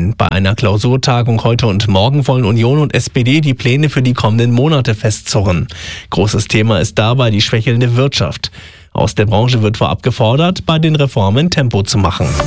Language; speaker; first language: German; native; German